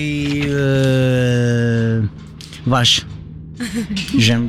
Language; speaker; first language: French; non-native, learner; Albanian